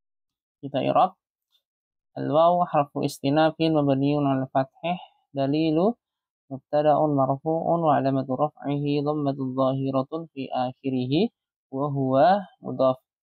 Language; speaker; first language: Arabic; non-native, fluent; Indonesian